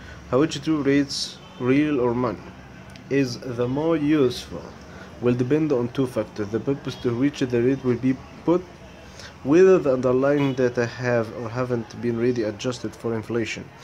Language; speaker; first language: English; non-native, fluent; Arabic